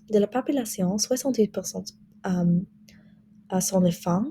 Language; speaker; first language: French; non-native, learner; English